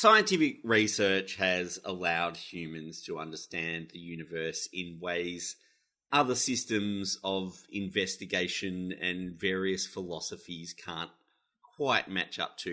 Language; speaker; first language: English; native; English